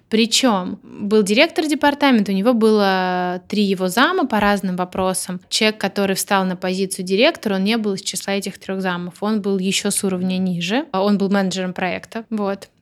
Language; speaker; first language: Russian; native; Russian